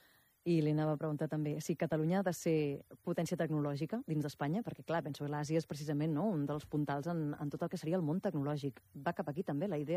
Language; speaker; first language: Catalan; native; Catalan